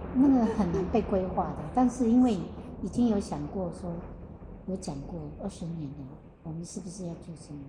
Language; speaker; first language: Chinese; native; Chinese